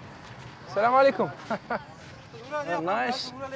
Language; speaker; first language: English; non-native, learner; French